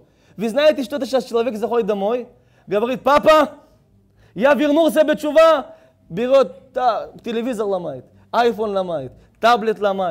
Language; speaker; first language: Russian; non-native, learner; Hebrew